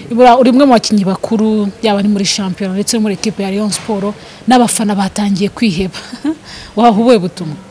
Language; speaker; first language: Kinyarwanda; native; Kinyarwanda